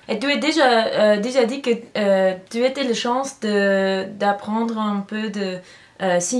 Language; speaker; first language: French; non-native, learner; English